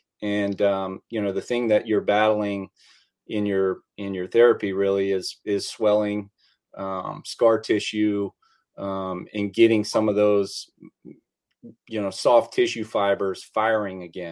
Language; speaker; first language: English; native; English